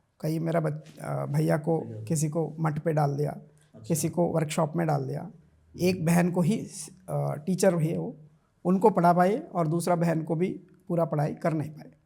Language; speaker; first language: Hindi; non-native, local second language; Kannada